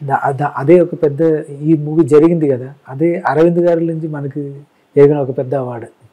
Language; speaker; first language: Telugu; non-native, learner; Malayalam